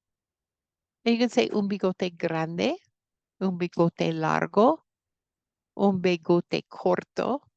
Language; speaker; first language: Spanish; non-native, fluent; English